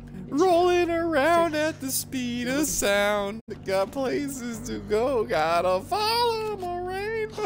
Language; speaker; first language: English; native; English